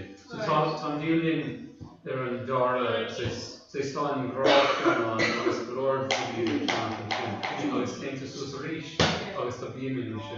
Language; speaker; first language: Irish; non-native, learner; English